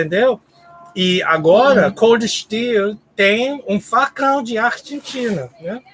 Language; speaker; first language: Portuguese; non-native, learner; English